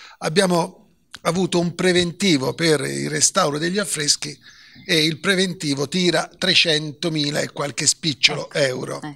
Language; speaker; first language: Italian; native; Italian